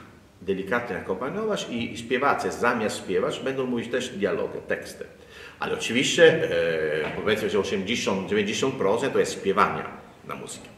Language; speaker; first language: Polish; non-native, learner; Italian